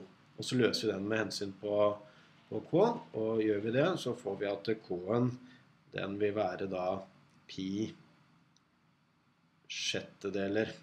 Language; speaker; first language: Norwegian; native; Norwegian